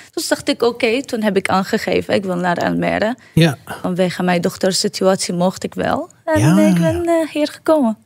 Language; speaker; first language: Dutch; non-native, learner; Arabic